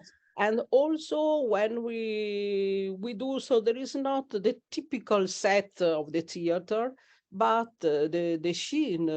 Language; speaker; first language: English; non-native, learner; Italian